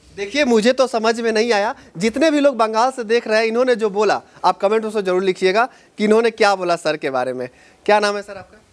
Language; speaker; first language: Hindi; native; Hindi